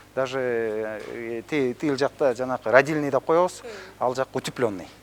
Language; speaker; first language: Russian; non-native, local second language; Kyrgyz